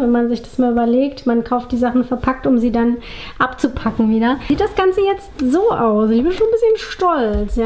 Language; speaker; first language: German; native; German